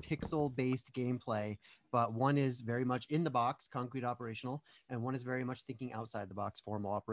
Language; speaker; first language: English; native; English